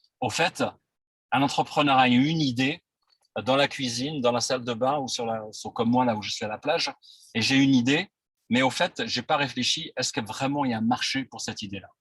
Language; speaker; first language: French; non-native, local second language; Arabic